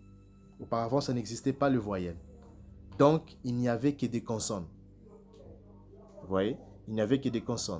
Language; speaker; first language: French; non-native, local second language; Kongo